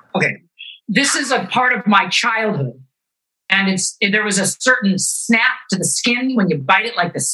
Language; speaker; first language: English; native; English